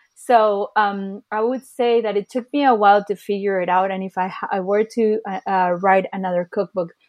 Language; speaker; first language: English; early bilingual, other home language; Spanish